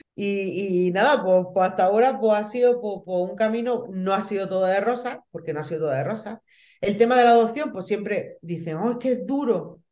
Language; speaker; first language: Spanish; native; Spanish